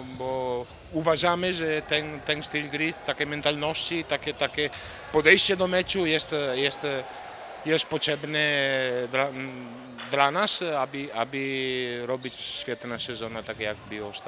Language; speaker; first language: Polish; non-native, learner; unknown